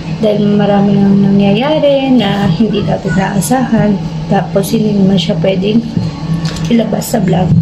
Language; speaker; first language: Filipino; native; Filipino